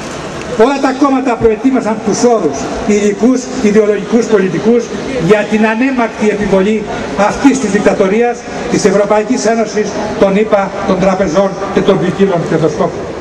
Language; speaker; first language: Greek; native; Greek